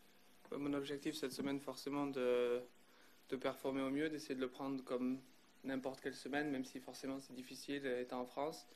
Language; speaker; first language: French; native; French